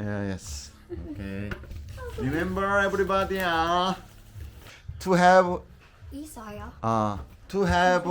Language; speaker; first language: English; non-native, learner; Korean